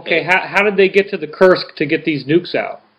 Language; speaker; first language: English; native; English